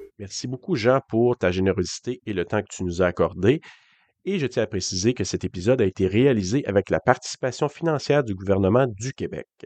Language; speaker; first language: French; native; French